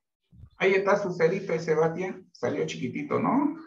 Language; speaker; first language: Spanish; native; Spanish